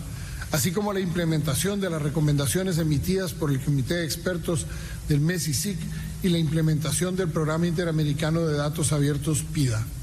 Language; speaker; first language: Spanish; native; Spanish